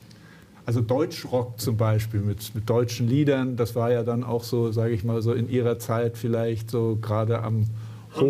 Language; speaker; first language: German; native; German